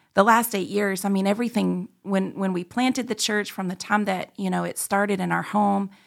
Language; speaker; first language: English; native; English